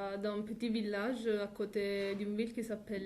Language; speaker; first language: French; non-native, fluent; Italian